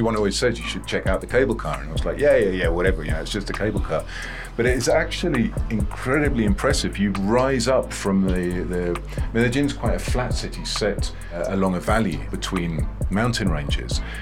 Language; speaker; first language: English; native; English